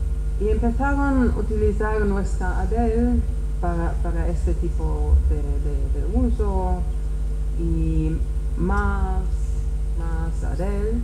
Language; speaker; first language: Spanish; non-native, fluent; Czech